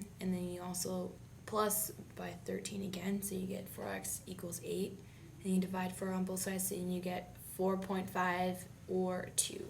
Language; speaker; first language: English; native; English